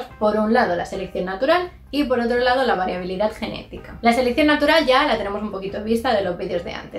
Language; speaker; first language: Spanish; native; Spanish